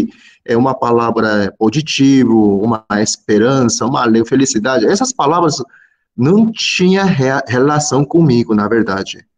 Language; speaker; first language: Portuguese; non-native, fluent; Korean